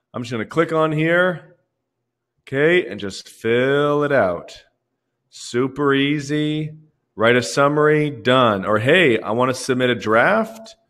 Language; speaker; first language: English; native; English